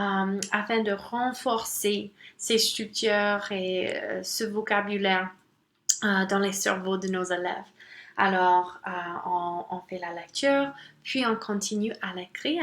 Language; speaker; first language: French; non-native, local second language; English